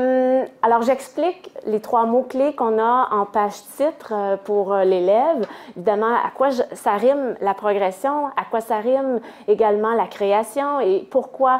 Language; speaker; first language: French; native; French